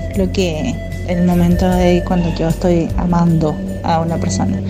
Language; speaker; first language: Spanish; native; Spanish